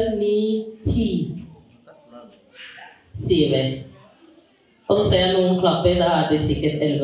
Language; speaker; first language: Norwegian; early bilingual, other home language; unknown